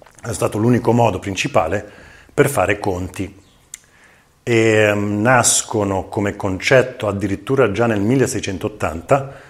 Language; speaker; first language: Italian; native; Italian